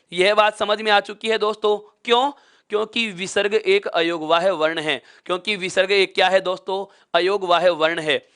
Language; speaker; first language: Hindi; native; Hindi